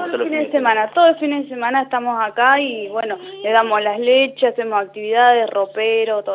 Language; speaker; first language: Spanish; native; Spanish